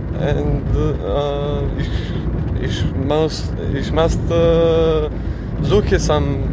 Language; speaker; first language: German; non-native, learner; Serbian